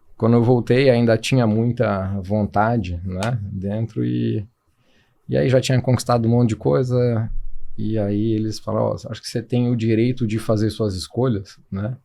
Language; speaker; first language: Portuguese; native; Portuguese